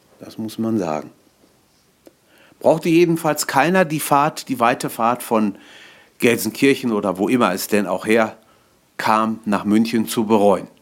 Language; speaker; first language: German; native; German